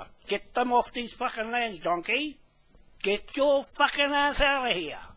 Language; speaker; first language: English; native; English